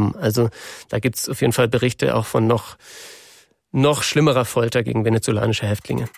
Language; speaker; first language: German; native; German